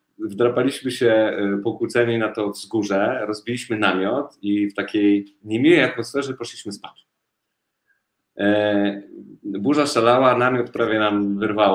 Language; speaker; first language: Polish; native; Polish